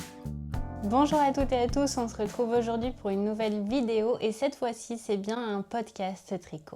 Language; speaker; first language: French; native; French